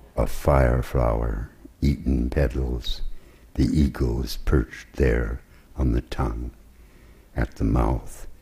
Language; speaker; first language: English; native; English